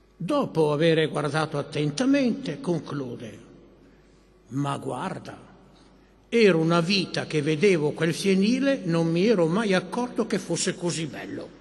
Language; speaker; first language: Italian; native; Italian